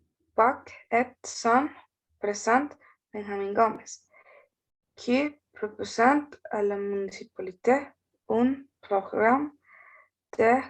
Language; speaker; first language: French; non-native, learner; Spanish